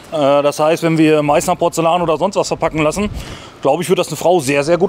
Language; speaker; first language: German; native; German